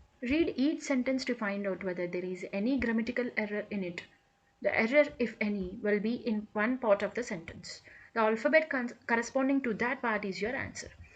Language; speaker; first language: English; non-native, local second language; Telugu